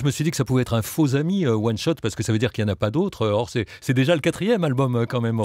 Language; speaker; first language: French; native; French